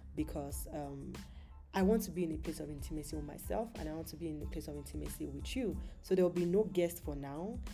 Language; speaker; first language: English; non-native, local second language; Yoruba